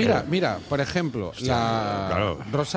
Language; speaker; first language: Spanish; native; Spanish